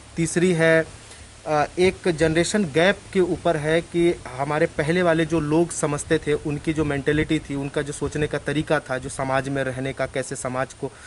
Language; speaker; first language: Hindi; native; Hindi